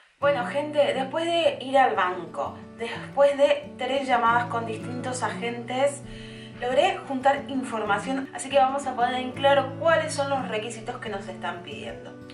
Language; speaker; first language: Spanish; native; Spanish